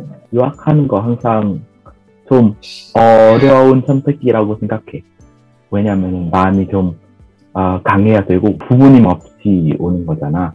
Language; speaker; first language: Korean; non-native, fluent; Vietnamese